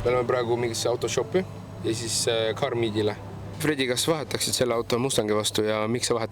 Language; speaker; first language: Estonian; native; Estonian